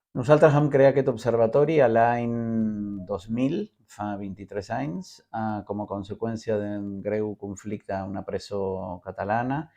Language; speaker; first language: Catalan; non-native, fluent; Spanish